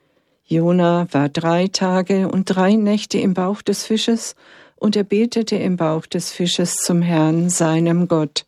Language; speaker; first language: German; native; German